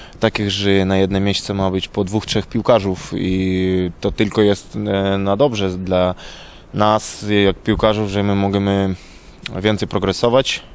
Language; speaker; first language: Polish; non-native, learner; Ukrainian